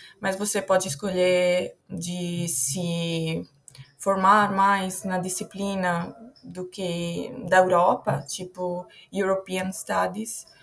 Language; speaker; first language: Portuguese; non-native, fluent; Italian